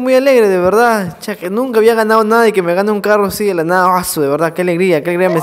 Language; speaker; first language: Spanish; native; Spanish